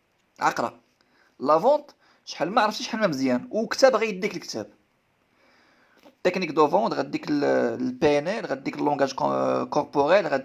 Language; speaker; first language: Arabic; native; Arabic